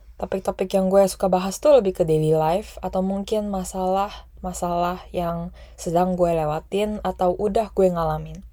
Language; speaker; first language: Indonesian; non-native, local second language; English